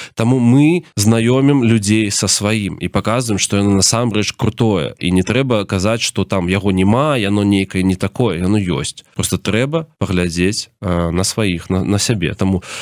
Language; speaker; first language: Belarusian; non-native, local second language; Russian